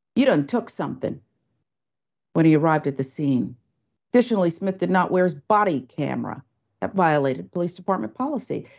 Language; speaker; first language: English; native; English